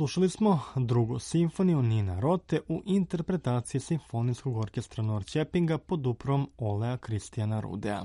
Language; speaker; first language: Croatian; native; Croatian